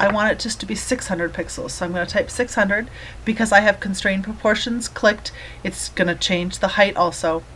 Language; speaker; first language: English; native; English